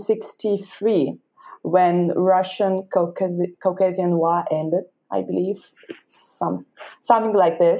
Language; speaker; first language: English; non-native, fluent; Russian